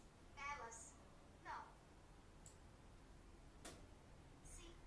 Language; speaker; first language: Portuguese; non-native, learner; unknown